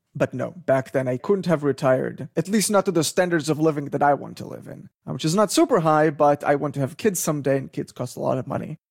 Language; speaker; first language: English; non-native, fluent; Hebrew